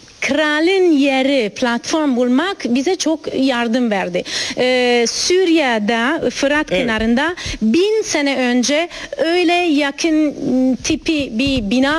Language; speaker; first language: Turkish; non-native, learner; Italian